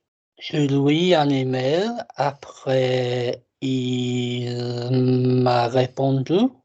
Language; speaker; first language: French; non-native, learner; English